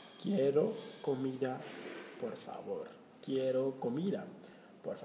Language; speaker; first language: Spanish; non-native, learner; Swahili